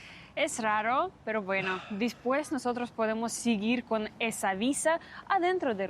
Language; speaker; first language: Spanish; non-native, fluent; Russian